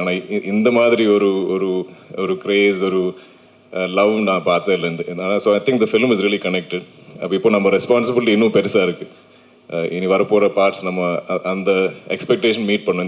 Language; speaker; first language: Tamil; non-native, local second language; Malayalam